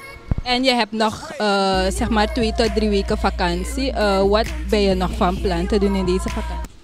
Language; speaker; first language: Dutch; native; Dutch